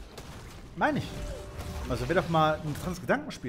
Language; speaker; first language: German; native; German